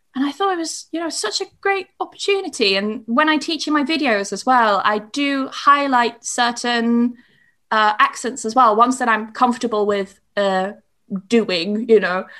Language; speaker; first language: English; native; English